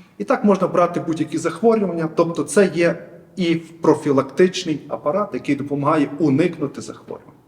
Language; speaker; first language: Ukrainian; native; Ukrainian